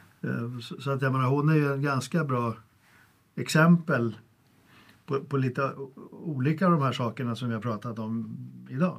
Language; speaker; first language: Swedish; native; Swedish